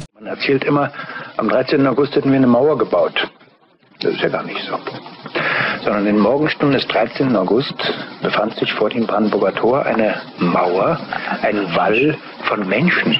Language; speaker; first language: German; native; German